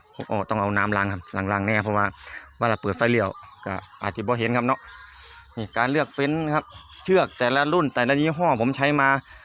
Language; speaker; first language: Thai; native; Thai